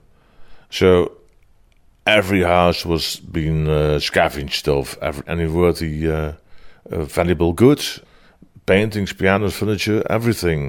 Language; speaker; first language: English; non-native, fluent; Dutch